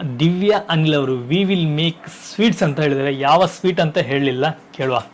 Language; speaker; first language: Kannada; non-native, local second language; Tulu